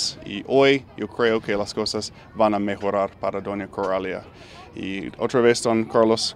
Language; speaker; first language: Spanish; non-native, fluent; English